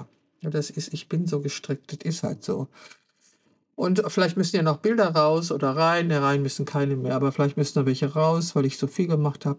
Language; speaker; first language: German; native; German